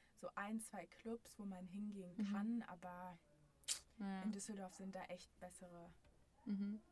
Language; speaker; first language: German; native; German